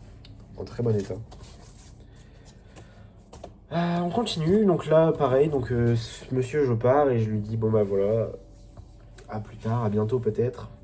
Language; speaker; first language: French; native; French